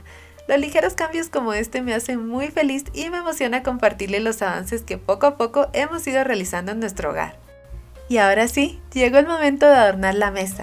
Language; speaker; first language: Spanish; native; Spanish